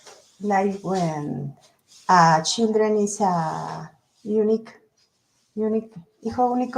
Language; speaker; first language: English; non-native, learner; Spanish